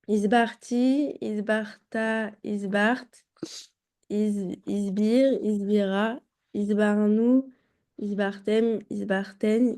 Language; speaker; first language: Hebrew; non-native, learner; French